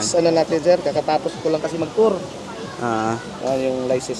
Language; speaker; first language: Filipino; native; Filipino